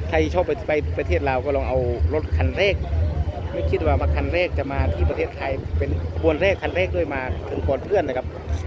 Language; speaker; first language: Thai; native; Thai